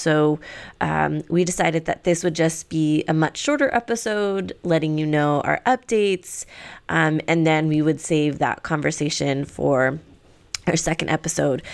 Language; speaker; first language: English; early bilingual, other home language; Spanish